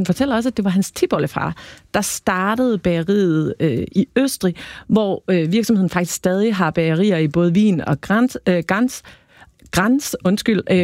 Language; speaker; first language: Danish; native; Danish